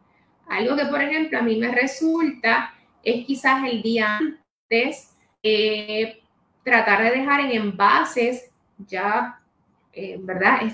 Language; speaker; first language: Spanish; native; Spanish